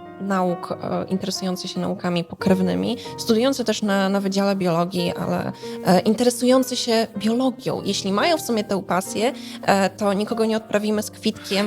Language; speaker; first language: Polish; native; Polish